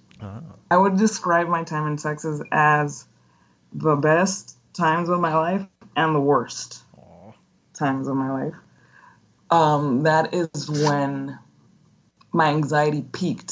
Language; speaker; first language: English; non-native, fluent; Spanish